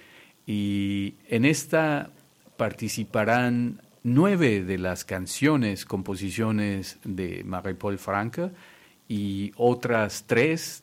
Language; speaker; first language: Spanish; native; Spanish